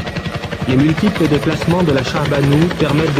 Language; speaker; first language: French; native; French